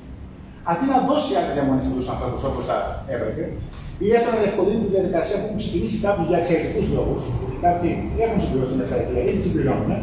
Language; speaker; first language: Greek; native; Greek